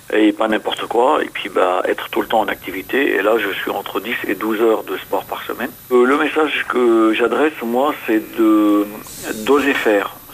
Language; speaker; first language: French; non-native, local second language; Arabic